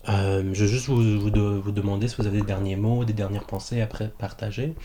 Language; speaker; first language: French; native; French